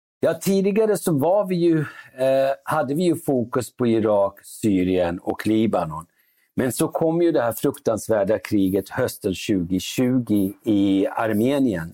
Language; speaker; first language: Swedish; early bilingual, other home language; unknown